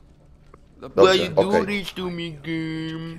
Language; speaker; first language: Polish; native; Polish